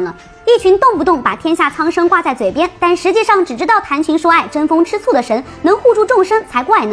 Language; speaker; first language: Chinese; native; Chinese